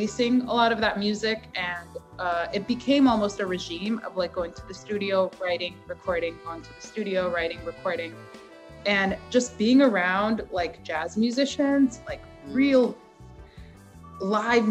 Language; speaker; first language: English; native; English